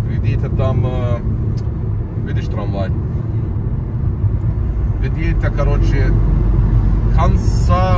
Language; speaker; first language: Russian; non-native, learner; Turkish